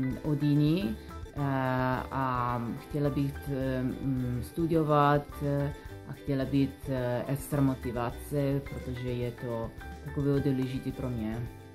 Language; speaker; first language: Czech; non-native, learner; Italian